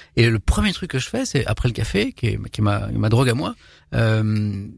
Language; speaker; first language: French; native; French